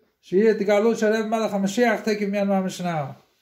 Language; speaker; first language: Hebrew; non-native, fluent; English